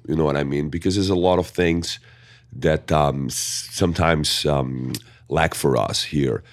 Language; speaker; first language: English; non-native, fluent; Portuguese